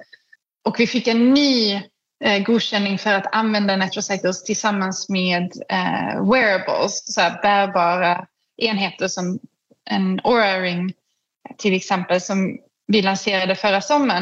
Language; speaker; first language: Swedish; native; Swedish